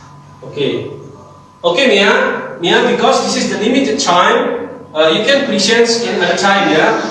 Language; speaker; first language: English; non-native, learner; Indonesian